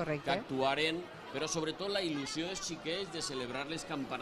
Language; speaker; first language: Catalan; native; Catalan